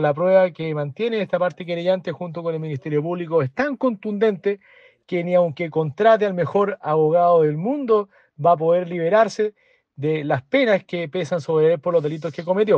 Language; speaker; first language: Spanish; native; Spanish